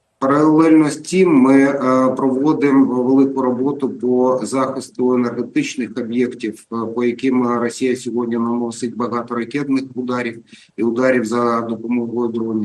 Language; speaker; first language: Ukrainian; native; Ukrainian